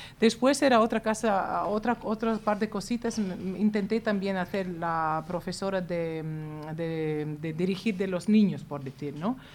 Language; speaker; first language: Spanish; non-native, fluent; Latvian